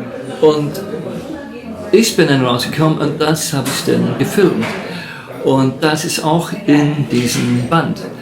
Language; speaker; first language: German; non-native, fluent; English